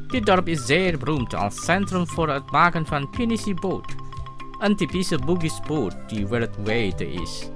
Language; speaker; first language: Dutch; non-native, fluent; Indonesian